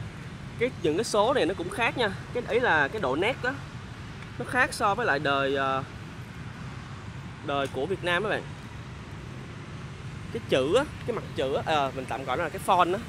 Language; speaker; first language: Vietnamese; native; Vietnamese